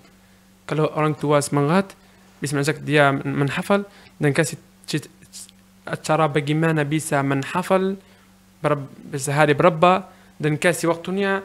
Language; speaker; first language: Indonesian; non-native, learner; Arabic